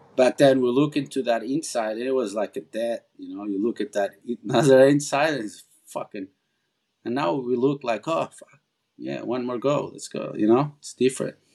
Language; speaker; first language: English; non-native, fluent; Portuguese